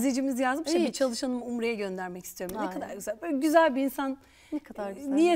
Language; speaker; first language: Turkish; native; Turkish